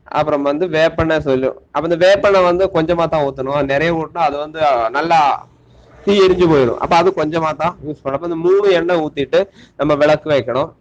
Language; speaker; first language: Tamil; non-native, local second language; Malayalam